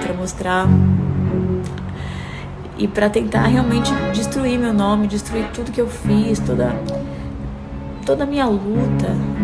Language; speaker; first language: Portuguese; native; Portuguese